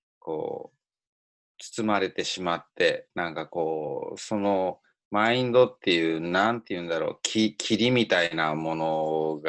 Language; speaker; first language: Japanese; native; Japanese